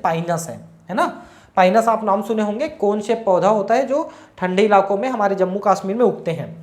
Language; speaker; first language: Hindi; native; Hindi